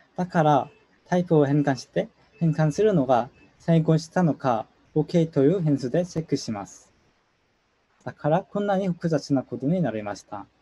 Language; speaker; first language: Japanese; non-native, learner; Korean